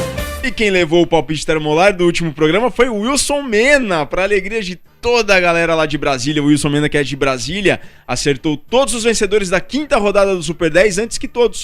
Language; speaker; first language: Portuguese; native; Portuguese